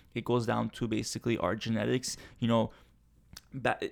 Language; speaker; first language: English; early bilingual, other home language; Turkish